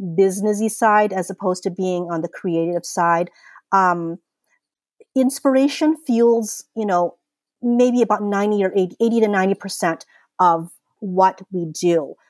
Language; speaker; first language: English; early bilingual, other home language; Filipino